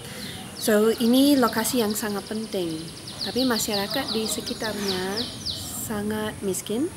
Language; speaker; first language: Indonesian; non-native, fluent; English